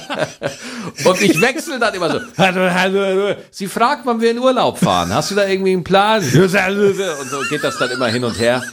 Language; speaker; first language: German; native; German